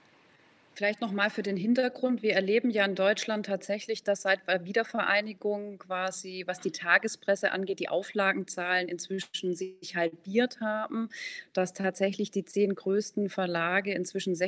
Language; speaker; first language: German; native; German